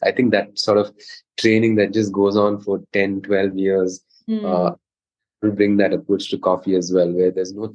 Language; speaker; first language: English; non-native, local second language; Konkani